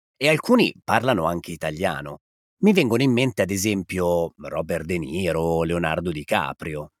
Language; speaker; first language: Italian; native; Italian